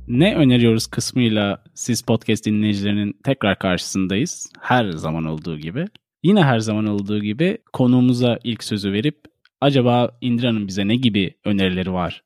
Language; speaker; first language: Turkish; native; Turkish